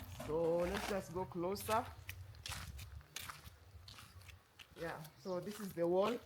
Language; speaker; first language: English; non-native, local second language; Swahili